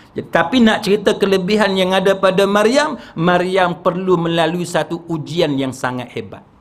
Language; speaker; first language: Malay; native; Malay